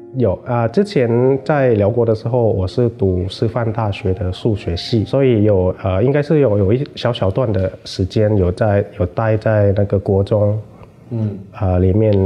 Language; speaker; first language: Chinese; non-native, fluent; Lao